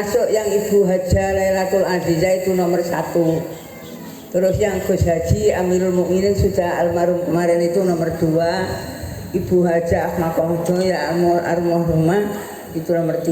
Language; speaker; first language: Indonesian; non-native, local second language; Javanese